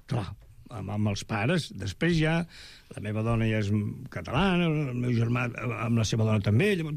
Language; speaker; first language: Catalan; non-native, local second language; Spanish